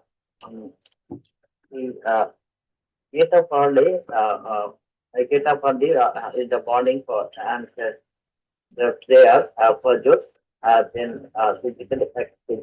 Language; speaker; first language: English; non-native, learner; Bangla